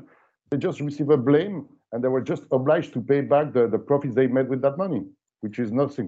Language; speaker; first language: English; non-native, fluent; French